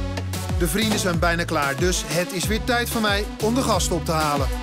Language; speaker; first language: Dutch; native; Dutch